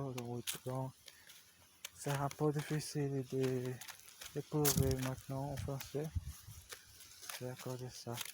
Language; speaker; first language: French; non-native, learner; Portuguese